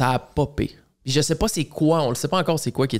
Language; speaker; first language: French; native; French